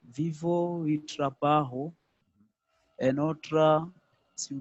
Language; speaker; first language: Spanish; non-native, learner; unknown